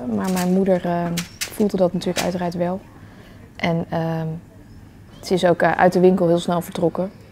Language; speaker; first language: Dutch; early bilingual, other home language; Vietnamese